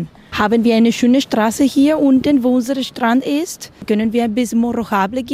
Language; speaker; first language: German; non-native, learner; Spanish